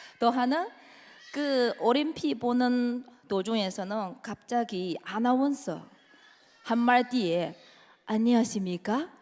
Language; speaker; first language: Korean; non-native, fluent; Chinese